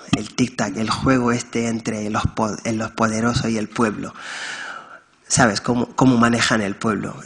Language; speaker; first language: Spanish; non-native, fluent; Wolof